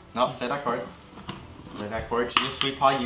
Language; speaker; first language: French; non-native, learner; English